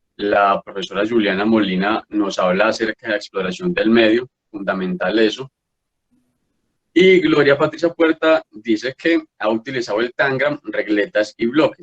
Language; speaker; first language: Spanish; native; Spanish